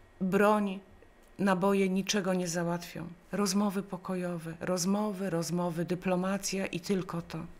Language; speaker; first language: Polish; native; Polish